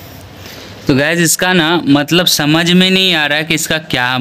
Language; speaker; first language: Hindi; native; Hindi